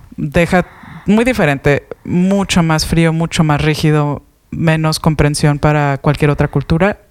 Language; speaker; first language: Spanish; early bilingual, heritage; Spanish